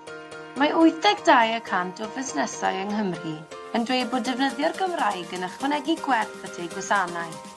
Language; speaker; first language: Welsh; native; Welsh